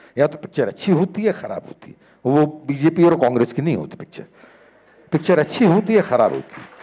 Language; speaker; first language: Hindi; native; Hindi